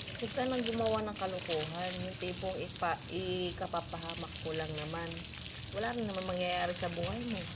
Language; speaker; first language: Filipino; native; Filipino